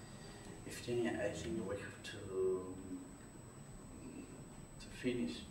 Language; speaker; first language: English; non-native, learner; Spanish